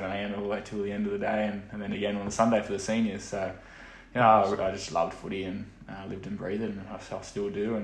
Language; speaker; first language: English; native; English